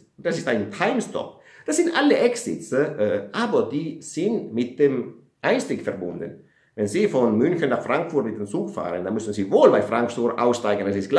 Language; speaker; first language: German; non-native, fluent; Italian